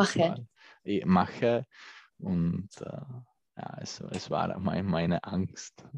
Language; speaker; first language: German; non-native, learner; Czech